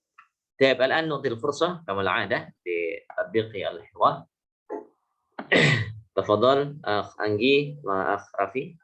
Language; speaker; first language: Arabic; non-native, fluent; Indonesian